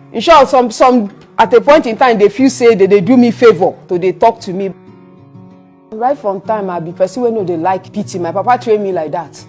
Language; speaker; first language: Nigerian Pidgin; non-native, local second language; Igbo